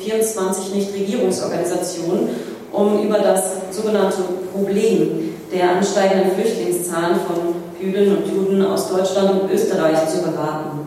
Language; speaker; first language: German; native; German